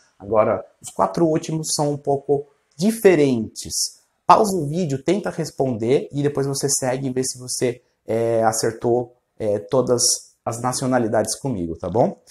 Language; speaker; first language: Portuguese; non-native, fluent; Spanish